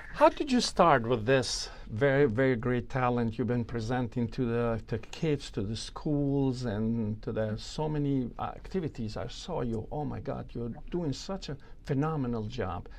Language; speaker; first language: English; non-native, learner; Albanian